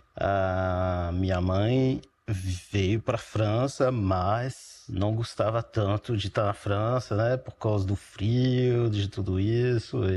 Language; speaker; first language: Portuguese; early bilingual, heritage; French